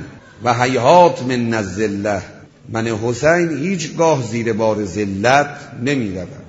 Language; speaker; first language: Persian; native; Persian